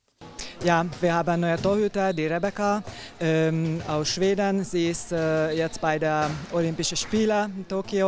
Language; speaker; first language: German; non-native, fluent; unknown